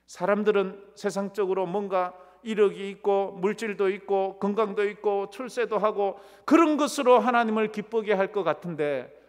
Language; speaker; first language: Korean; native; Korean